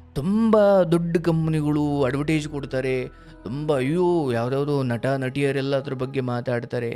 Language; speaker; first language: Kannada; native; Kannada